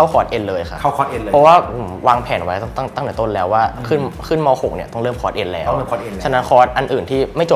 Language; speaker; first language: Thai; native; Thai